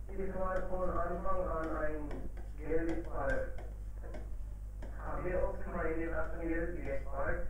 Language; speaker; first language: German; non-native, learner; Hindi